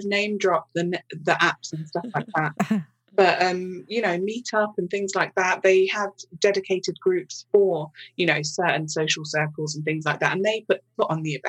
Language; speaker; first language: English; native; English